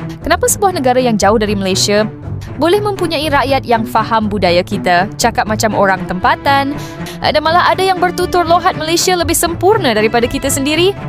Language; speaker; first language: Malay; native; Malay